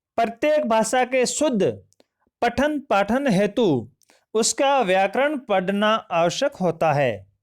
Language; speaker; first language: Hindi; native; Hindi